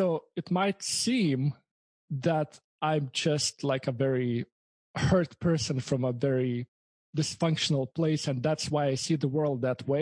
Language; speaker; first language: English; non-native, fluent; Lithuanian